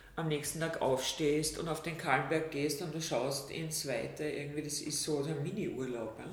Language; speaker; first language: German; native; German